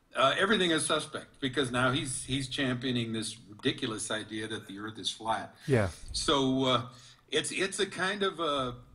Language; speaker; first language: English; native; English